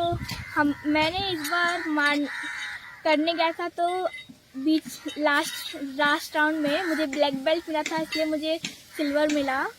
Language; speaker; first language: Hindi; non-native, local second language; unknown